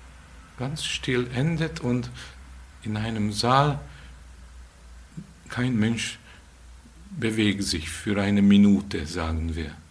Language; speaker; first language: German; non-native, fluent; Hungarian